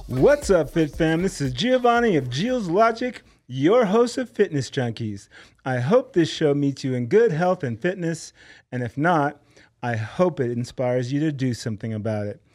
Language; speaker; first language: English; native; English